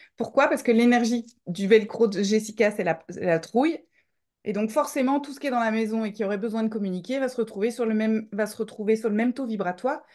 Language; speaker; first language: French; native; French